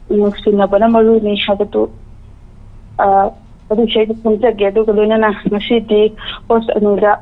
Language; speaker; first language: Manipuri; native; Manipuri